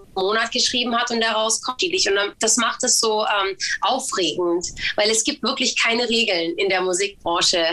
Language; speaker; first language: German; early bilingual, other home language; Swedish